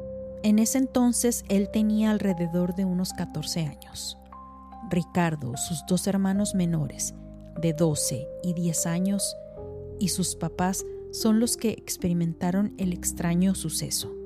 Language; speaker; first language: Spanish; native; Spanish